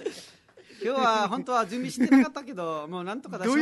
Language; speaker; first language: Japanese; non-native, fluent; Nepali